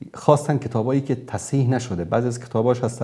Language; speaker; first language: Persian; native; Persian